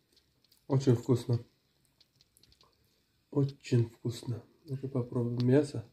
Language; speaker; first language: Russian; non-native, learner; Uzbek